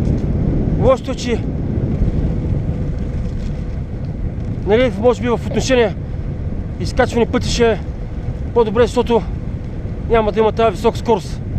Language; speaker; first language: Bulgarian; native; Bulgarian